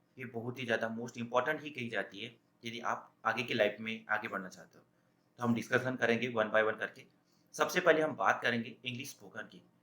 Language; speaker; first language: Hindi; native; Hindi